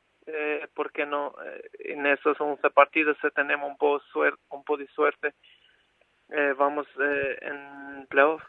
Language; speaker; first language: Spanish; non-native, fluent; Albanian